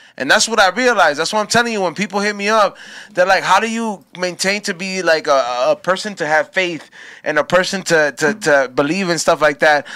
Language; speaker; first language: English; early bilingual, other home language; Spanish